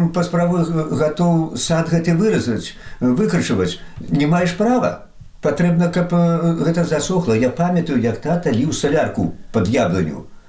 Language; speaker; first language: Belarusian; native; Belarusian